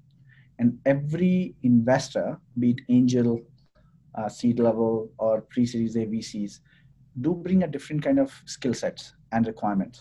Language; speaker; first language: English; non-native, local second language; Hindi